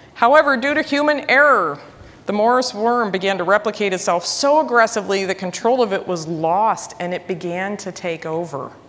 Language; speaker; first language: English; native; English